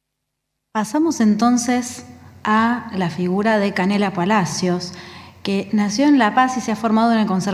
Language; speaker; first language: Spanish; native; Spanish